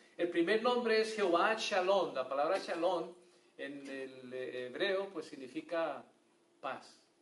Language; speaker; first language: Spanish; native; Spanish